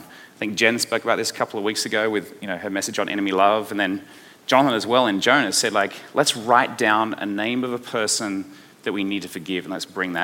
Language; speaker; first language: English; native; English